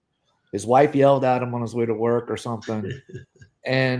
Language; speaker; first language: English; native; English